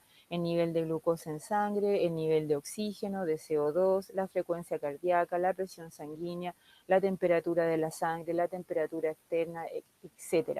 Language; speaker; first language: Spanish; native; Spanish